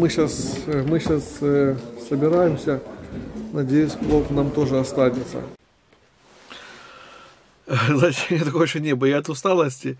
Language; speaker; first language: Russian; native; Russian